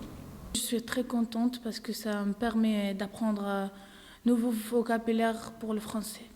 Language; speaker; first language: French; non-native, learner; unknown